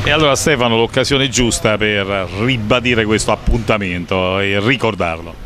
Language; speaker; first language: Italian; native; Italian